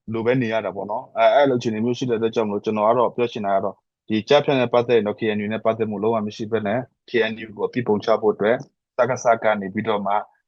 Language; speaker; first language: Burmese; non-native, local second language; S'gaw Karen